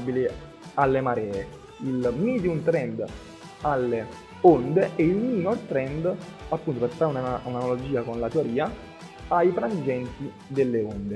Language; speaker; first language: Italian; native; Italian